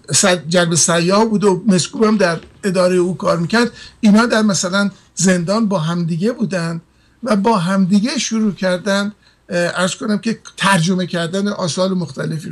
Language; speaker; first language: Persian; native; Persian